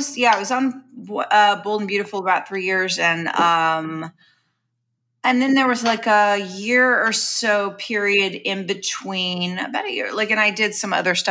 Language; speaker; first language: English; native; English